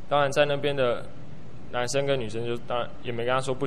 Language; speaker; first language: Chinese; native; Chinese